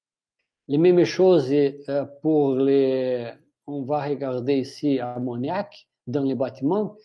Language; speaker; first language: French; non-native, fluent; Portuguese